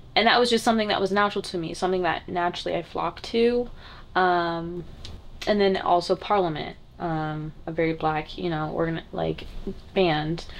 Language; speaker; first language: English; native; English